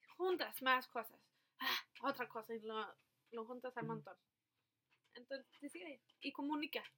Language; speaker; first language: Spanish; non-native, fluent; English